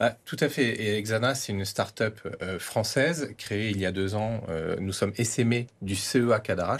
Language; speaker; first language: French; native; French